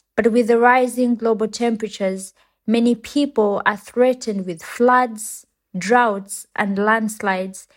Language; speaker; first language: English; non-native, local second language; Ganda